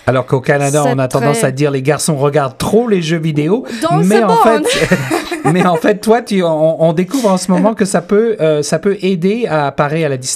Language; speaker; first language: French; native; French